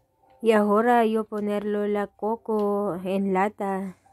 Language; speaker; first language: Spanish; non-native, learner; Filipino